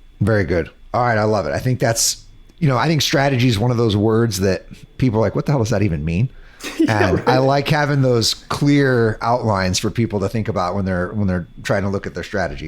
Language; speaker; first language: English; native; English